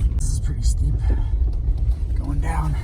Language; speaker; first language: English; native; English